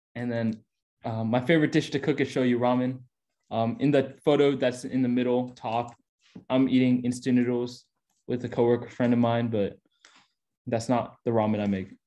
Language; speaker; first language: English; native; English